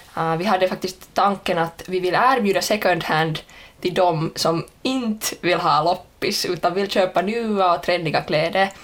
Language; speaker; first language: Swedish; native; Swedish